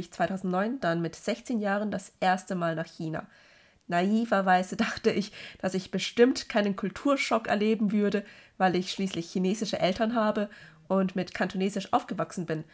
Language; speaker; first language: German; early bilingual, other home language; Cantonese